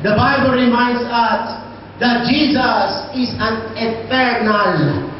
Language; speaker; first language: English; non-native, local second language; Filipino